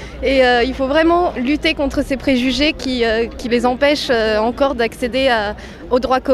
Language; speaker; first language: French; non-native, fluent; Romanian